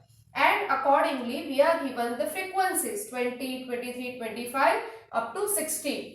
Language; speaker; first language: English; non-native, local second language; Hindi